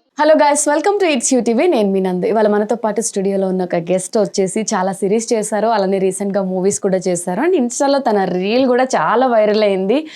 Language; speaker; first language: Telugu; native; Telugu